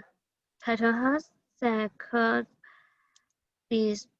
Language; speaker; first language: French; non-native, learner; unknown